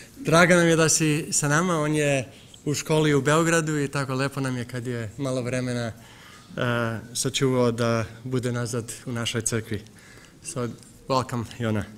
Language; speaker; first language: Serbian; early bilingual, heritage; Serbian